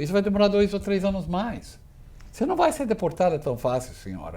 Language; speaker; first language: Portuguese; non-native, fluent; English